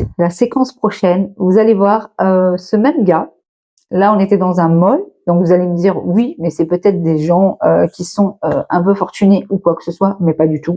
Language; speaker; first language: French; native; French